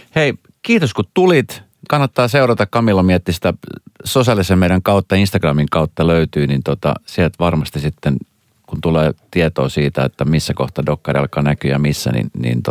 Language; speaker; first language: Finnish; native; Finnish